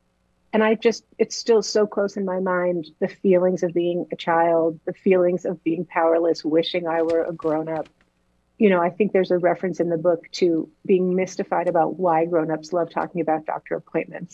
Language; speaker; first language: English; native; English